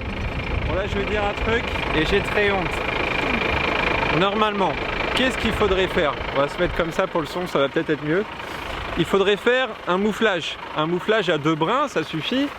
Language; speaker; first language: French; native; French